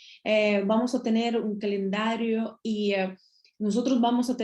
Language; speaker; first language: Spanish; non-native, learner; Russian